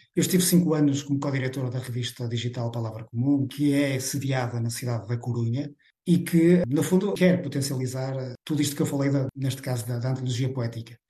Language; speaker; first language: Portuguese; native; Portuguese